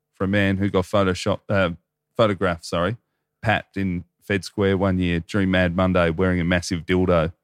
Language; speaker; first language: English; native; English